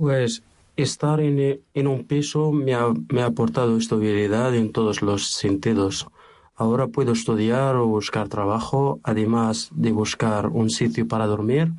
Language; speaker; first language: Spanish; non-native, learner; Arabic